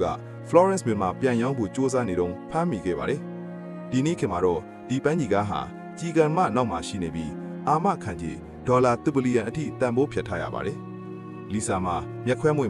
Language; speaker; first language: Burmese; native; Burmese